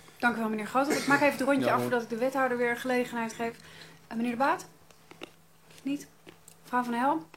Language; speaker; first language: Dutch; native; Dutch